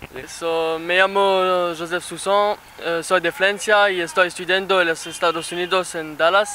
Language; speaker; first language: Spanish; non-native, learner; French